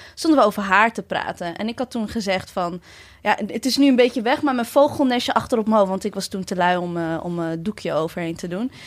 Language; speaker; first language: Dutch; early bilingual, other home language; Amharic